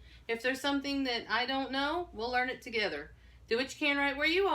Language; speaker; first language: English; native; English